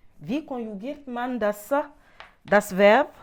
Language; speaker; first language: German; non-native, fluent; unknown